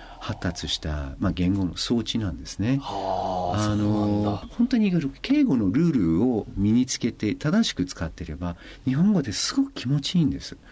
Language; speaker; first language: Japanese; non-native, fluent; English